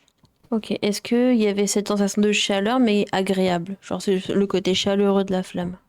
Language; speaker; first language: French; native; French